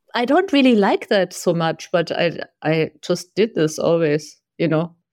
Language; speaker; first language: English; non-native, fluent; German